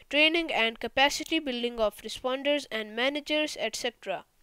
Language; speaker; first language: English; non-native, local second language; Urdu